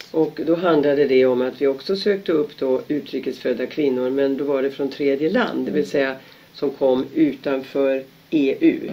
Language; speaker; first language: Swedish; native; Swedish